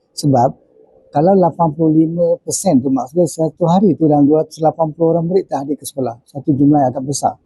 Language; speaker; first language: Malay; non-native, local second language; Tamil